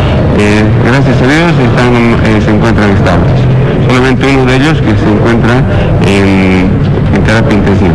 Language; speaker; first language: Spanish; native; Spanish